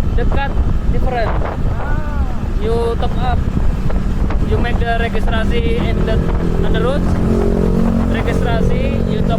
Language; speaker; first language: English; non-native, learner; Indonesian